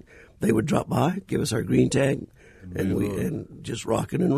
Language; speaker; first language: English; native; English